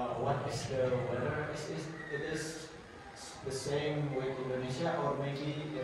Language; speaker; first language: English; non-native, learner; Indonesian